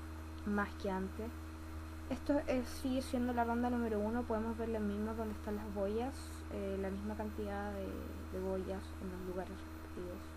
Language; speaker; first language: Spanish; native; Spanish